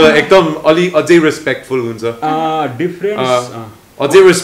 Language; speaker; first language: Nepali; non-native, learner; English